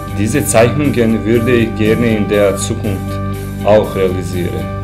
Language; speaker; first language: German; non-native, learner; Serbian